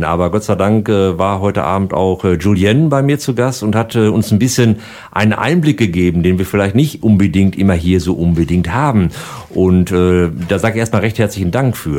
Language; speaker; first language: German; native; German